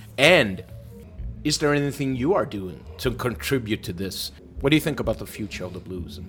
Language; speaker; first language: English; non-native, fluent; Swedish